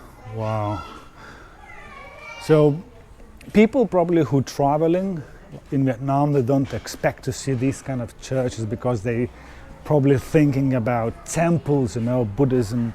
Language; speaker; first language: English; non-native, fluent; Lithuanian